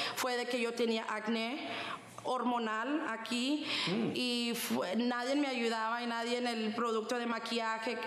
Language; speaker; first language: Spanish; early bilingual, heritage; Spanish